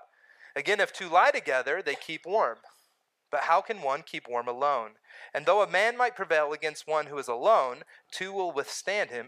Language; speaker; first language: English; native; English